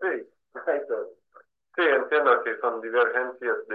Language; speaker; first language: Spanish; non-native, fluent; English